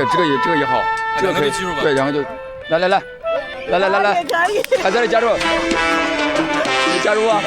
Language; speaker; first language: Chinese; native; Chinese